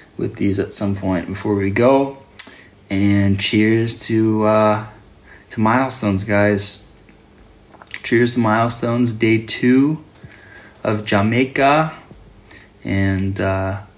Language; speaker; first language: English; native; English